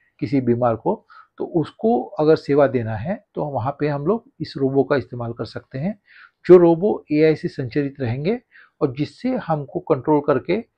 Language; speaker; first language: Hindi; non-native, local second language; Marathi